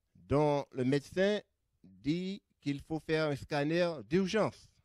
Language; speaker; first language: French; native; French